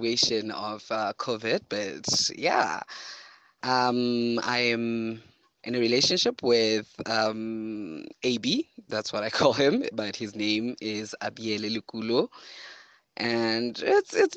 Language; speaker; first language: English; non-native, local second language; Southern Sotho